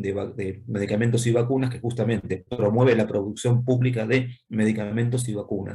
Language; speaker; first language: Spanish; native; Spanish